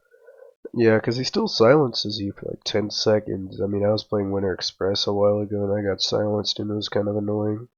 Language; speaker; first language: English; native; English